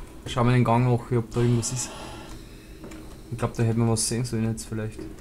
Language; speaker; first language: German; native; German